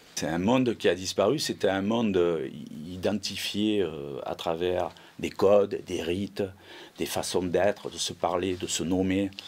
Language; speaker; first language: French; native; French